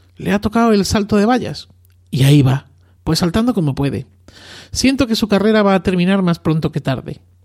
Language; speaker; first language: Spanish; native; Spanish